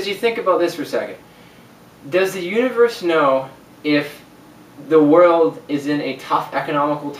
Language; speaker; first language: English; native; English